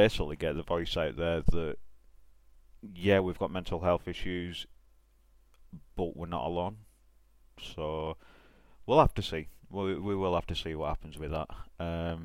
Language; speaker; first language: English; native; English